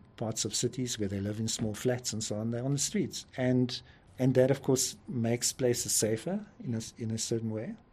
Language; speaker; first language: English; native; English